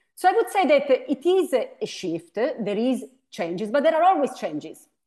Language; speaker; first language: English; non-native, fluent; Italian